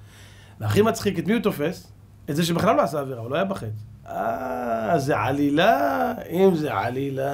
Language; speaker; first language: Hebrew; native; Hebrew